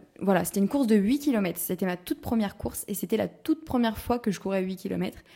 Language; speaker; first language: French; native; French